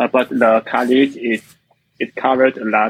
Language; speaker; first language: English; non-native, learner; Chinese